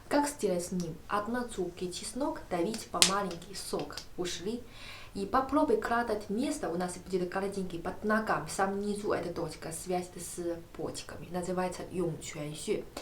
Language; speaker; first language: Russian; non-native, learner; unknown